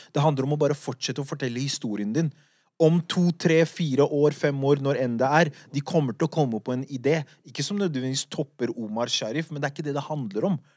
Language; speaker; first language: Norwegian; early bilingual, other home language; Kurdish